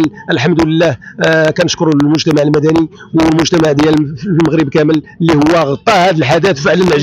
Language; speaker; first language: Arabic; native; Arabic